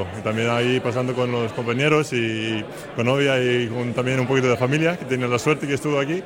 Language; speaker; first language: Spanish; non-native, fluent; Icelandic